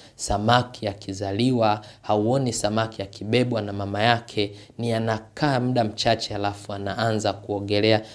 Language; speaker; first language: Swahili; native; Swahili